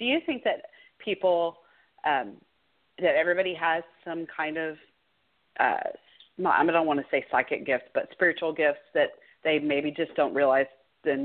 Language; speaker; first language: English; native; English